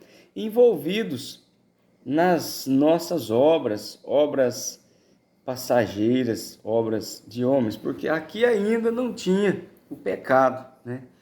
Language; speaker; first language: Portuguese; native; Portuguese